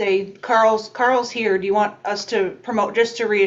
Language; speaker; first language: English; native; English